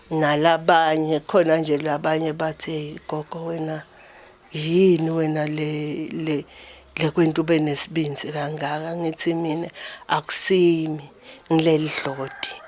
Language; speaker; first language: Zulu; non-native, local second language; Swati